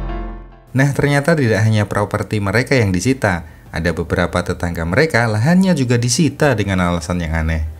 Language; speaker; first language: Indonesian; native; Indonesian